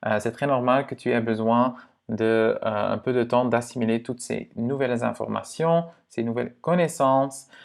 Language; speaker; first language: French; non-native, fluent; Dutch